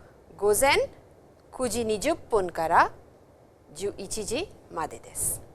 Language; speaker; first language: Japanese; non-native, fluent; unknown